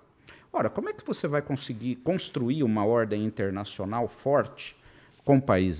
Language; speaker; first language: Portuguese; native; Portuguese